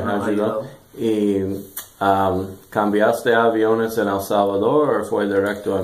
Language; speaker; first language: Spanish; non-native, learner; English